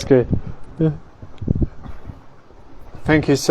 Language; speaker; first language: English; non-native, fluent; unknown